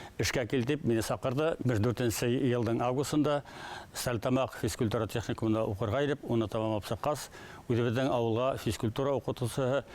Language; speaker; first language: Tatar; non-native, local second language; Bashkir